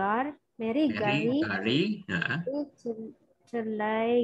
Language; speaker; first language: Hindi; non-native, learner; Indonesian